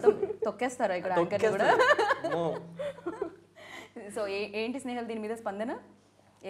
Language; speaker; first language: Telugu; native; Telugu